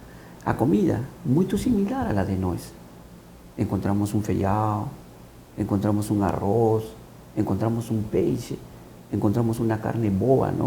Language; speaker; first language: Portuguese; non-native, learner; Spanish